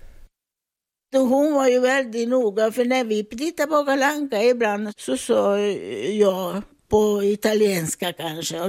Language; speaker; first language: Swedish; non-native, fluent; Italian